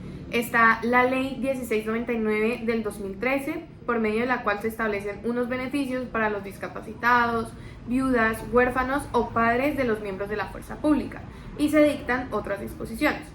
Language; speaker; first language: Spanish; native; Spanish